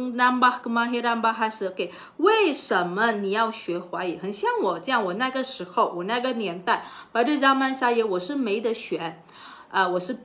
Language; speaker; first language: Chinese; non-native, local second language; Malay